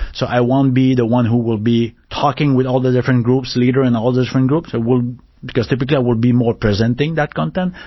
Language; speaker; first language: English; non-native, fluent; French